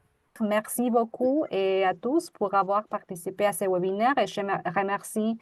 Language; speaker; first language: French; non-native, fluent; Spanish